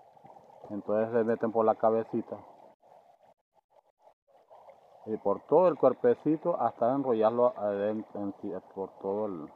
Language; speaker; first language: Spanish; native; Spanish